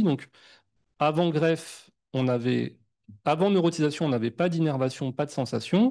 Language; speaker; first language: French; native; French